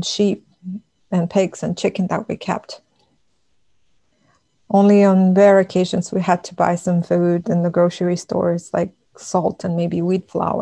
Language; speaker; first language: English; non-native, fluent; Buriat